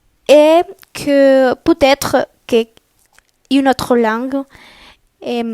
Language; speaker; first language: French; non-native, learner; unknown